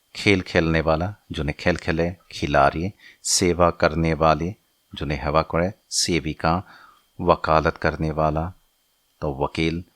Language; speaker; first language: Hindi; non-native, local second language; Assamese